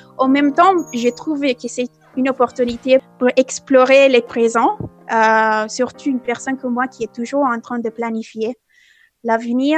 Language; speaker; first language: French; non-native, fluent; Italian